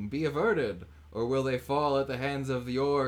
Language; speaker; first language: English; native; English